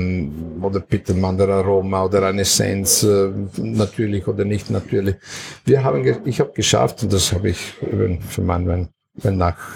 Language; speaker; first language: German; non-native, fluent; Italian